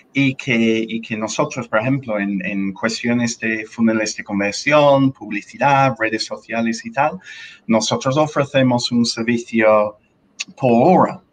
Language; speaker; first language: Spanish; non-native, fluent; English